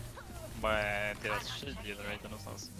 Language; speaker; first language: Swedish; native; Swedish